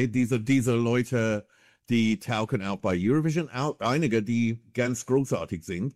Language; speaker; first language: German; non-native, fluent; English